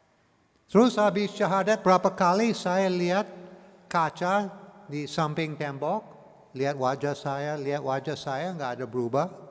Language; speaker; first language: Indonesian; non-native, learner; English